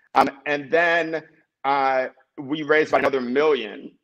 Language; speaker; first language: English; native; English